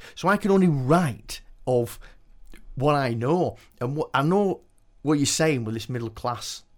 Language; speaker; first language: English; native; English